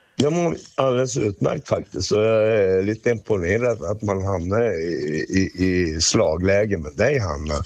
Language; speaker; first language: Swedish; native; Swedish